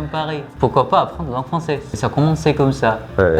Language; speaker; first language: French; non-native, fluent; Filipino